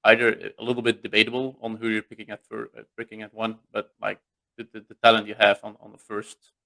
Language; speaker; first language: English; non-native, fluent; Dutch